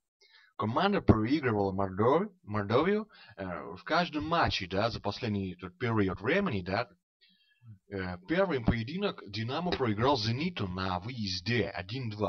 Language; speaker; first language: Russian; non-native, fluent; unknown